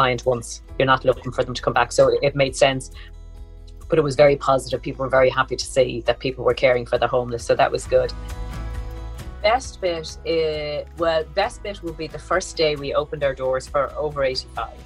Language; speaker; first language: English; native; English